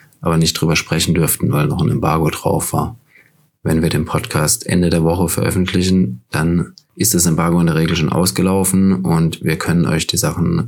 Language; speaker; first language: German; native; German